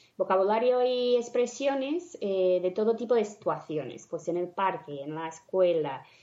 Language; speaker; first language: Spanish; non-native, fluent; English